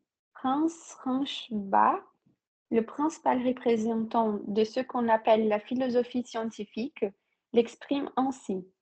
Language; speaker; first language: French; non-native, fluent; Portuguese